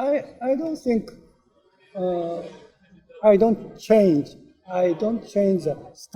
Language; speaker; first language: English; non-native, learner; Japanese